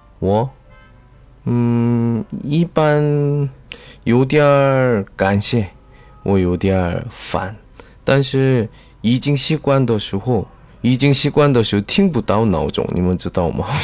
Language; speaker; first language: Chinese; non-native, learner; Korean